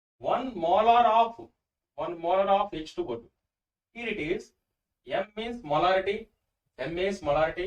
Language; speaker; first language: English; non-native, local second language; Telugu